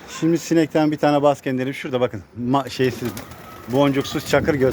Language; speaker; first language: Turkish; native; Turkish